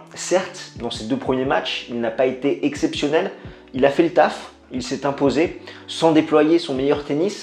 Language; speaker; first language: French; native; French